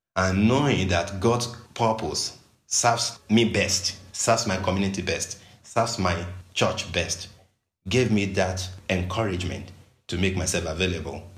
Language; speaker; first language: English; non-native, local second language; Yoruba